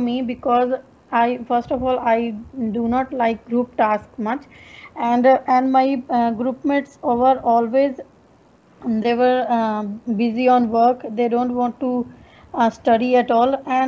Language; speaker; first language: English; non-native, local second language; Punjabi